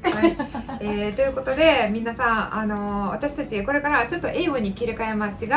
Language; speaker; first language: Japanese; non-native, fluent; Russian